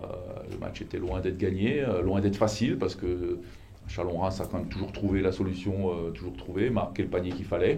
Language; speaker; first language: French; native; French